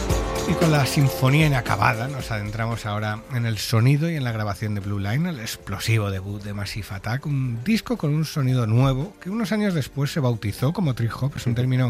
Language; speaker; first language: Spanish; native; Spanish